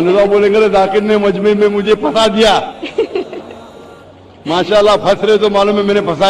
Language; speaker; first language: Hindi; non-native, local second language; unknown